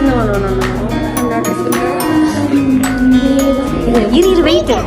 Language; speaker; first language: English; non-native, learner; Kannada